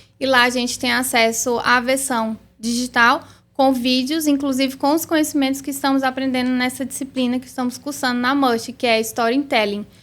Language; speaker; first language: Portuguese; native; Portuguese